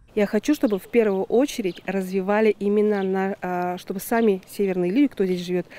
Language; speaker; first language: Russian; native; Russian